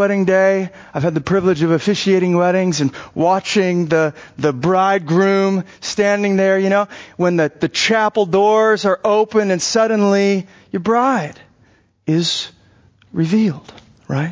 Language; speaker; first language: English; native; English